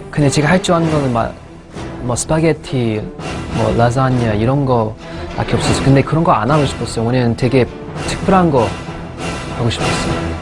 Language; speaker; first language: Korean; non-native, learner; English